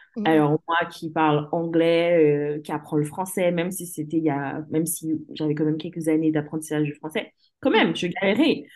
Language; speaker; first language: French; early bilingual, other home language; English